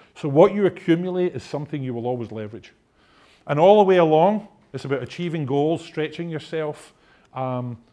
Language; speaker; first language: English; native; English